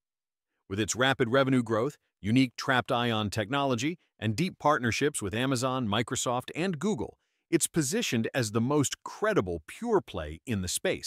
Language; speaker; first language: English; native; English